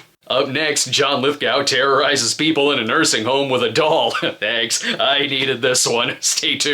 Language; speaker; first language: English; native; English